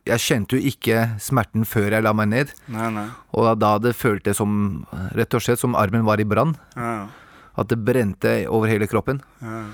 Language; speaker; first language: Norwegian; native; Norwegian